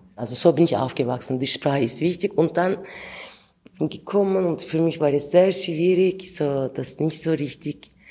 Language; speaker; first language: German; non-native, fluent; Turkish